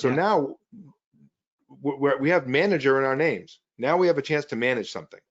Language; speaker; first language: English; native; English